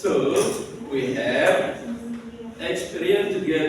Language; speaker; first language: English; non-native, learner; Indonesian